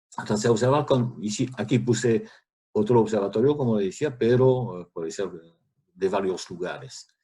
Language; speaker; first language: Spanish; non-native, fluent; French